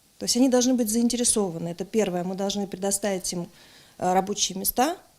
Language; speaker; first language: Russian; native; Russian